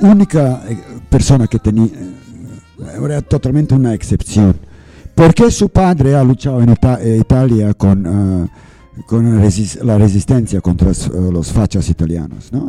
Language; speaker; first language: Spanish; non-native, learner; English